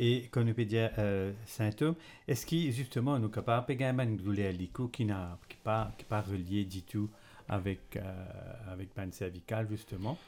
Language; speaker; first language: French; non-native, local second language; Morisyen